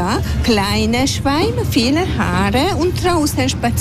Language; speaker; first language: German; non-native, learner; Hungarian